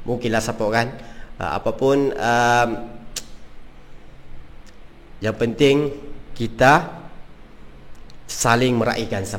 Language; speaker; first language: Malay; native; Malay